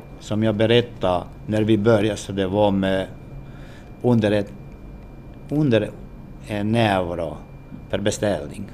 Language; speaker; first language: Swedish; non-native, fluent; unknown